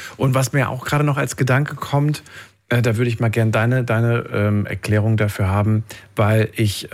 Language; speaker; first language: German; native; German